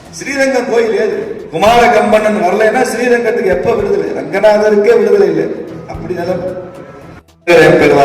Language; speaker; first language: Tamil; non-native, local second language; Telugu